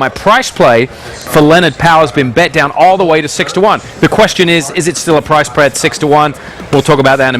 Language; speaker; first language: English; native; English